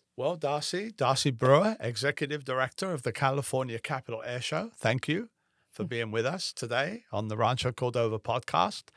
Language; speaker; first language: English; native; English